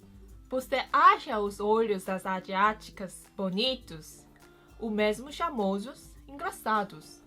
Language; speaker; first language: Portuguese; non-native, fluent; Korean